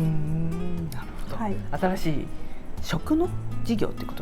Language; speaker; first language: Japanese; native; Japanese